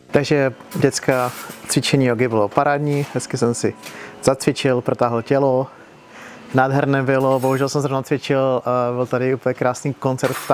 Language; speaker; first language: Czech; native; Czech